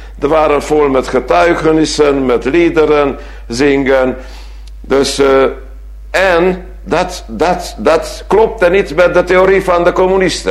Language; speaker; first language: Dutch; non-native, fluent; Hungarian